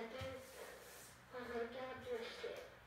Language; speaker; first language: French; non-native, learner; Korean